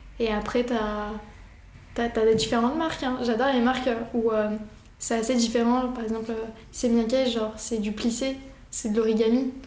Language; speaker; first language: French; early bilingual, other home language; Arabic